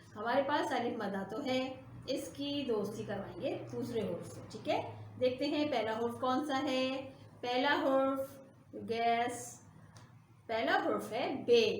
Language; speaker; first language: Hindi; non-native, local second language; Punjabi